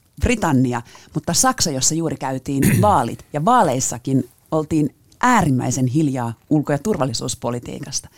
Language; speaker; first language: Finnish; native; Finnish